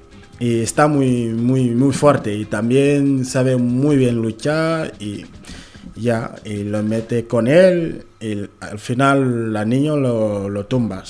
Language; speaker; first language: Spanish; non-native, learner; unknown